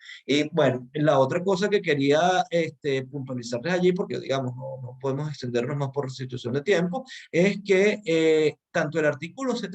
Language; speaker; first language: Spanish; native; Spanish